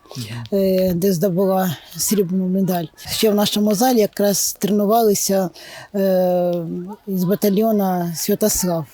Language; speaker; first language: Ukrainian; non-native, local second language; Russian